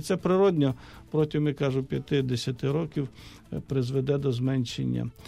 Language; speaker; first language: Ukrainian; native; Ukrainian